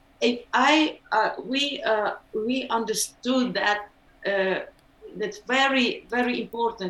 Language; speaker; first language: English; non-native, learner; Ukrainian